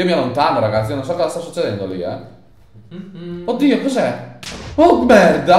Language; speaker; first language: Italian; native; Italian